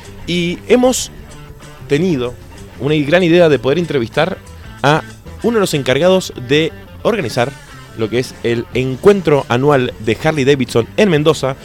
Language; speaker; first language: Spanish; native; Spanish